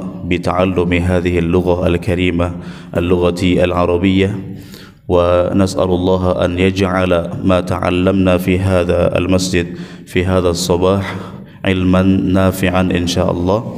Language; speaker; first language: Arabic; non-native, fluent; Indonesian